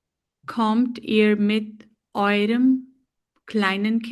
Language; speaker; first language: German; non-native, learner; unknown